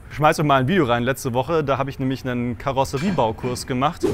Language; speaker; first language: German; native; German